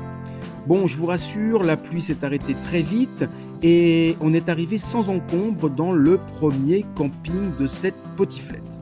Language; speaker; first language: French; native; French